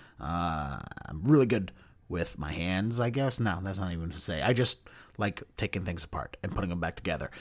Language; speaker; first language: English; native; English